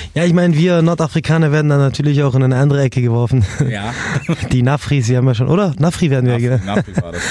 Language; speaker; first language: German; early bilingual, other home language; Arabic